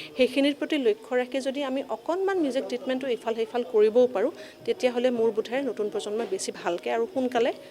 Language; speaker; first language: Assamese; native; Assamese